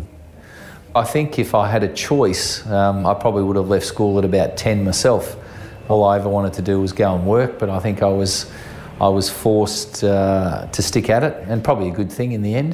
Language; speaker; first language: English; native; English